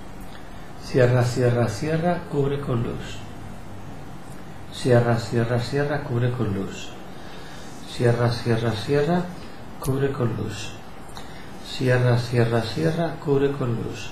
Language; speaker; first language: Spanish; native; Spanish